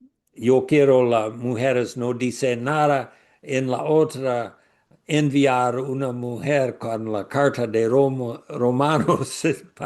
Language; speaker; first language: Spanish; non-native, learner; English